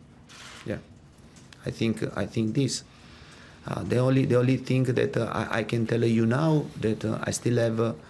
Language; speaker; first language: English; non-native, fluent; Italian